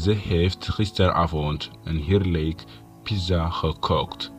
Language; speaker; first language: Dutch; non-native, fluent; Tigrinya